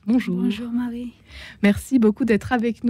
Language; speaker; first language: French; native; French